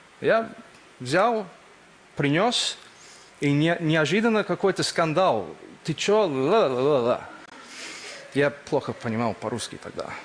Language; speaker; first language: Russian; non-native, fluent; English